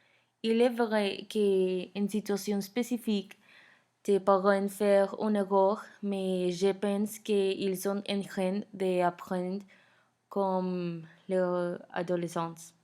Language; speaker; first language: French; non-native, learner; Spanish